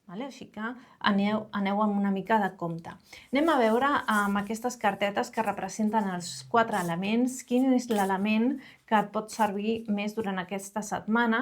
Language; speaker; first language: Catalan; non-native, local second language; Spanish